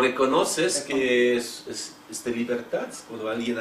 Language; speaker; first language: Spanish; non-native, fluent; French